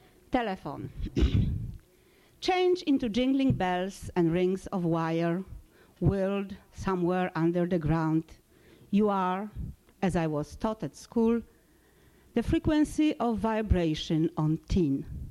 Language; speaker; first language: English; non-native, fluent; Polish